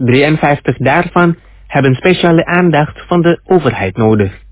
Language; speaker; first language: Dutch; non-native, fluent; Indonesian